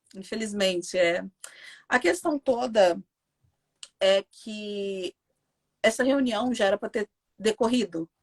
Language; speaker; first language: Portuguese; native; Portuguese